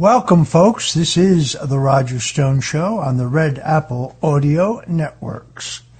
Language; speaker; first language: English; native; English